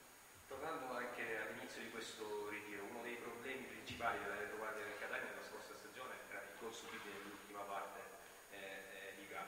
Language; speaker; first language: Italian; native; Italian